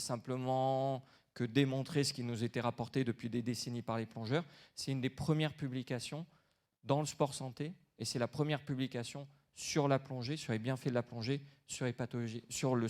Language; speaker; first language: French; native; French